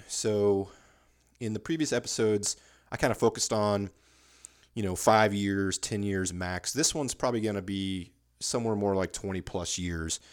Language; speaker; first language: English; native; English